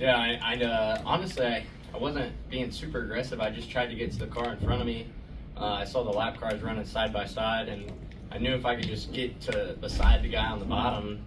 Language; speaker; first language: English; native; English